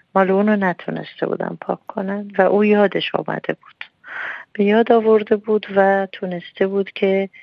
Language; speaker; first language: Persian; non-native, local second language; Armenian